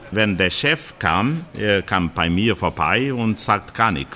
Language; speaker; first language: German; non-native, fluent; Portuguese